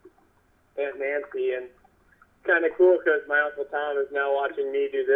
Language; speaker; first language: English; native; English